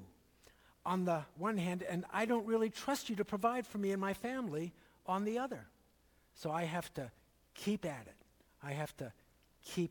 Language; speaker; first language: English; native; English